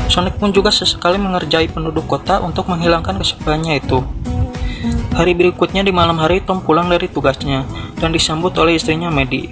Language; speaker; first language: Indonesian; native; Indonesian